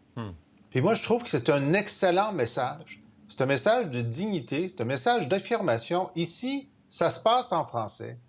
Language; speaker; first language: French; native; French